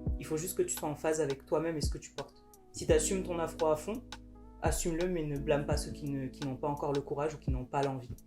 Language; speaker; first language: French; early bilingual, other home language; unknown